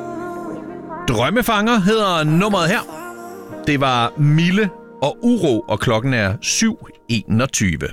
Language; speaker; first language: Danish; native; Danish